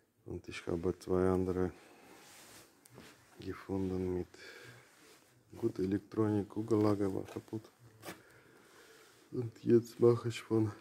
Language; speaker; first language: German; non-native, learner; Russian